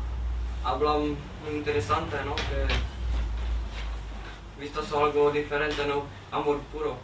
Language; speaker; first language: Spanish; non-native, learner; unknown